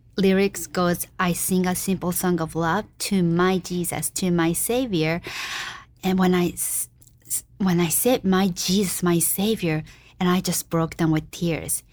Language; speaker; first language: English; non-native, fluent; Japanese